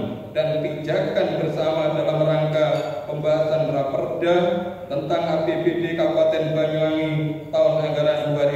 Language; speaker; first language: Indonesian; native; Indonesian